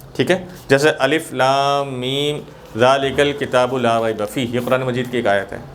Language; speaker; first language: Urdu; native; Urdu